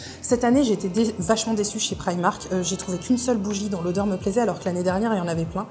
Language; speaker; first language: French; native; French